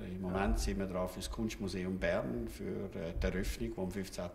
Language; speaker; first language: German; native; German